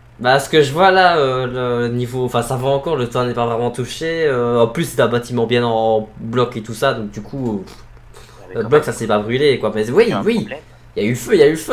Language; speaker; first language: French; native; French